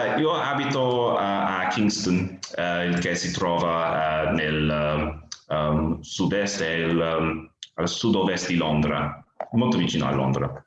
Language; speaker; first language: Italian; non-native, fluent; English